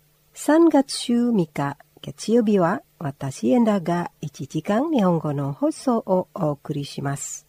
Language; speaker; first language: Japanese; non-native, fluent; Indonesian